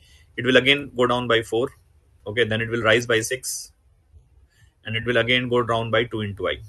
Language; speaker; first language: English; non-native, local second language; Hindi